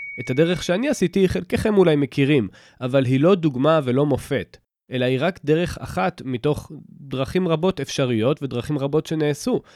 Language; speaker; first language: Hebrew; native; Hebrew